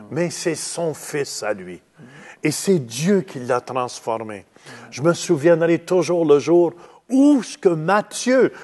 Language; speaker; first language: French; native; French